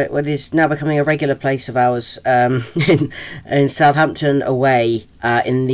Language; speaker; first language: English; native; English